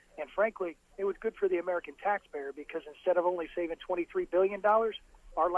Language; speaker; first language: English; native; English